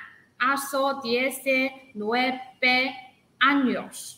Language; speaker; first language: Spanish; non-native, learner; Chinese